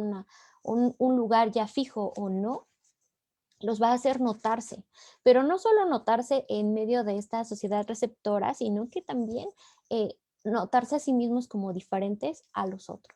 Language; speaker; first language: Spanish; native; Spanish